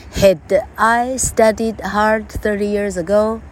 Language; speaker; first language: English; non-native, fluent; Chinese